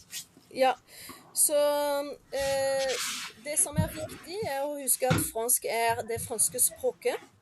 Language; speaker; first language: Norwegian; non-native, fluent; French